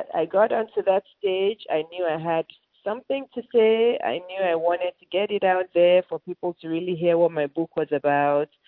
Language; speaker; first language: English; non-native, local second language; Yoruba